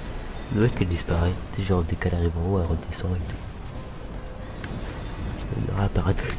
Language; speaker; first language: French; native; French